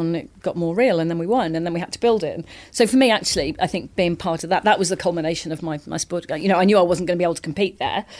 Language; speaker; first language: English; native; English